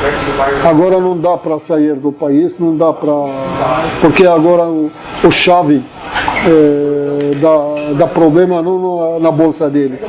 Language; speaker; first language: Portuguese; non-native, fluent; Arabic